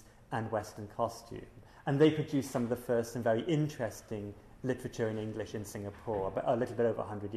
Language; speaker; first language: English; native; English